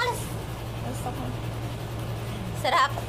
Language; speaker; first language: Filipino; non-native, local second language; Iloko